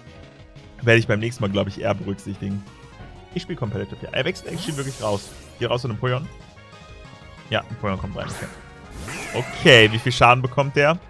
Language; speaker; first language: German; native; German